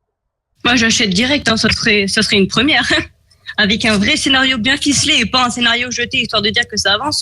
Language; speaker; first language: French; native; French